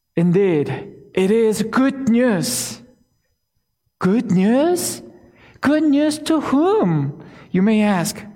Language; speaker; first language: English; non-native, fluent; Korean